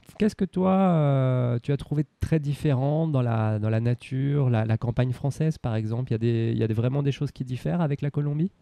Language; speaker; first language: French; native; French